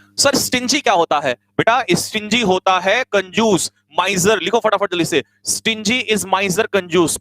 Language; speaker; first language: Hindi; native; Hindi